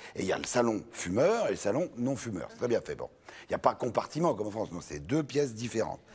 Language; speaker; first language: French; native; French